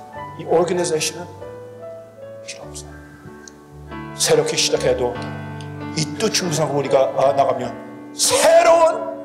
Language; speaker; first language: Korean; early bilingual, heritage; Korean